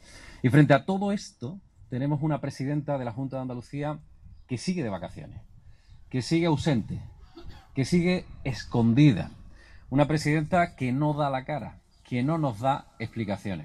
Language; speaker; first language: Spanish; native; Spanish